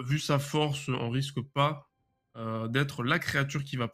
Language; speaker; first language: French; native; French